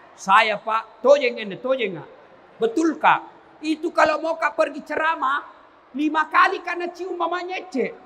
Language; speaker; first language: Indonesian; native; Indonesian